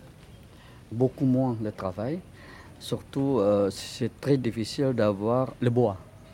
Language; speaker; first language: French; non-native, fluent; Indonesian